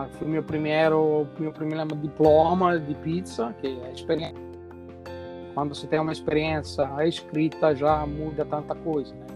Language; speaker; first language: Portuguese; non-native, fluent; Italian